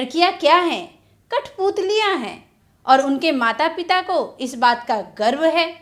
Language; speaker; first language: Hindi; native; Hindi